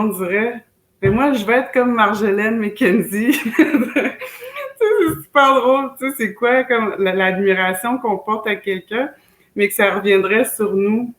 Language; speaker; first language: French; native; French